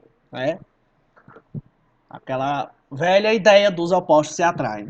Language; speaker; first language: Portuguese; native; Portuguese